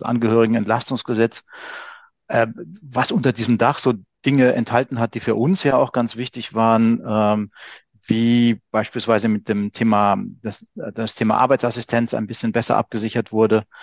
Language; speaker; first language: German; native; German